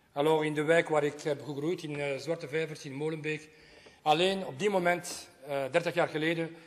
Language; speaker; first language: Dutch; non-native, local second language; French